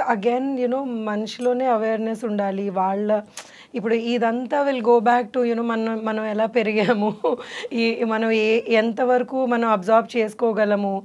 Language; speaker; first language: Telugu; native; Telugu